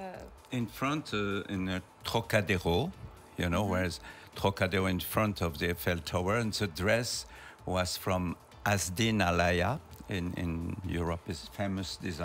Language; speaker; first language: English; non-native, learner; French